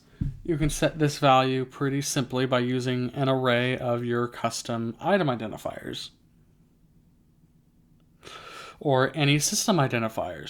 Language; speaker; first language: English; native; English